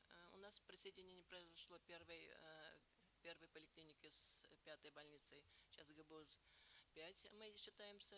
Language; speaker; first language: Russian; native; Russian